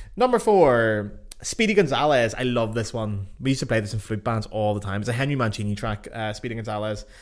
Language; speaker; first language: English; native; English